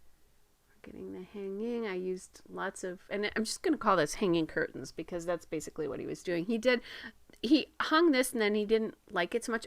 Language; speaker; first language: English; native; English